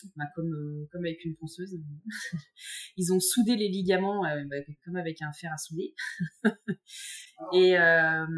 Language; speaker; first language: French; native; French